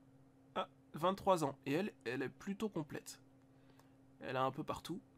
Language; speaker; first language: French; native; French